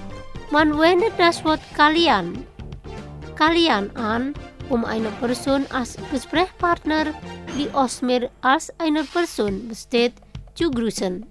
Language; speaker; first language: German; non-native, fluent; Indonesian